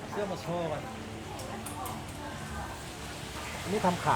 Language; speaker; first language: Thai; native; Thai